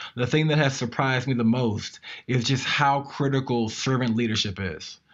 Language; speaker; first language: English; native; English